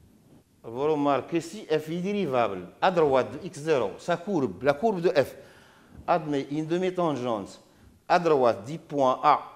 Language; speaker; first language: French; non-native, local second language; Arabic